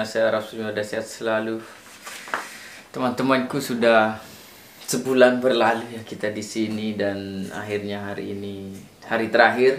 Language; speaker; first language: Indonesian; non-native, local second language; Sasak